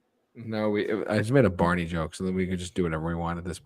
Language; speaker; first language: English; native; English